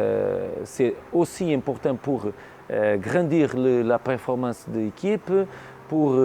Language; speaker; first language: French; non-native, learner; Portuguese